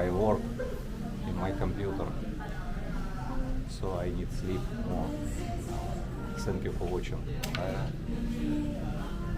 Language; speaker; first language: English; non-native, learner; Russian